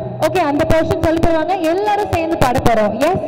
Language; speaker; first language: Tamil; native; Tamil